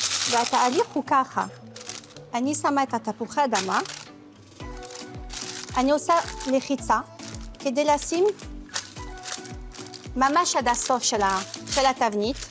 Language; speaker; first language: Hebrew; non-native, fluent; French